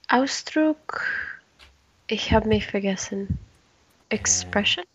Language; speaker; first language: German; non-native, learner; Spanish